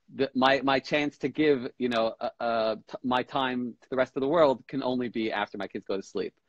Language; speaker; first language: English; native; English